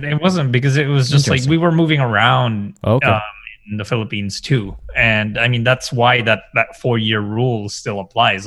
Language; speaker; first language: English; non-native, local second language; Filipino